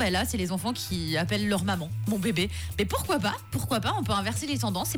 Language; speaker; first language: French; native; French